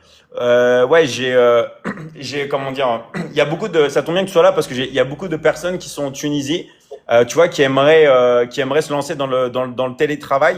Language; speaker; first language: French; native; French